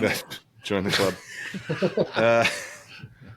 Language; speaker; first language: English; native; English